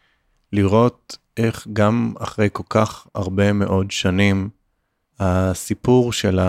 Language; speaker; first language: Hebrew; native; Hebrew